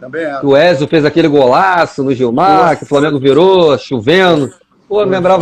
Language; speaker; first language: Portuguese; native; Portuguese